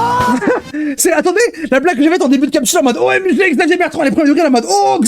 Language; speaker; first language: French; native; French